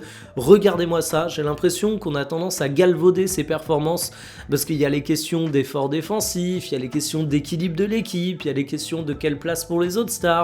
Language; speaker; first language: French; native; French